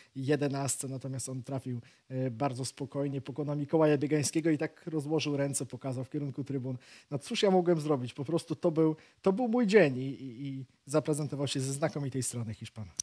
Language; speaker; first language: Polish; native; Polish